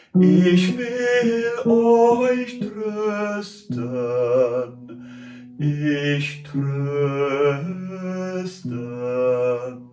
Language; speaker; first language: German; non-native, learner; English